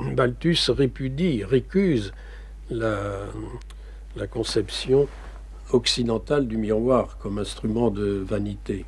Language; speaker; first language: French; native; French